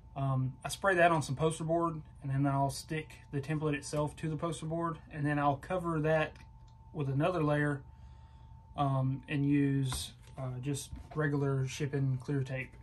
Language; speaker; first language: English; native; English